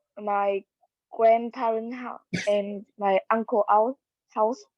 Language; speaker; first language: English; non-native, learner; Vietnamese